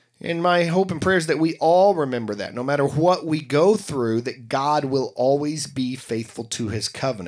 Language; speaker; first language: English; native; English